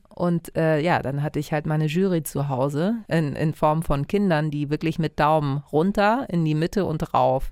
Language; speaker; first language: German; early bilingual, other home language; Greek